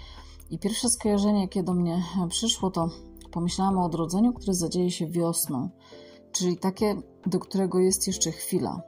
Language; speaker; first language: Polish; native; Polish